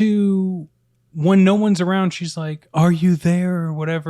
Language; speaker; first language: English; native; English